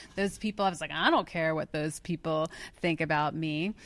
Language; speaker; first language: English; native; English